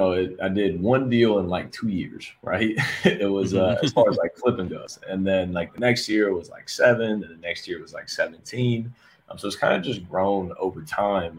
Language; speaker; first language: English; native; English